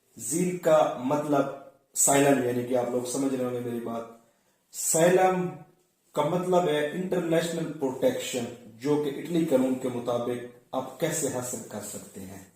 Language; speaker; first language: Urdu; non-native, local second language; Punjabi